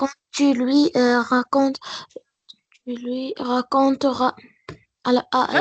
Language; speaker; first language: French; non-native, learner; Arabic